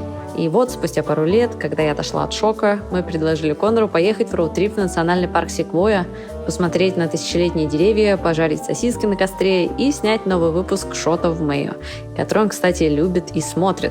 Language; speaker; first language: Russian; native; Russian